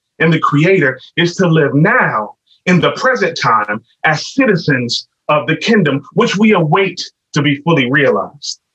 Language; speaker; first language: English; native; English